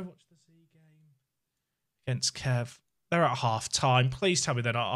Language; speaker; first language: English; native; English